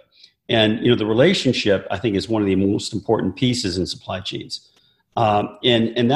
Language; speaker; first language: English; native; English